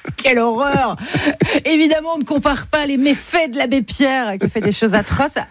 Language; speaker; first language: French; native; French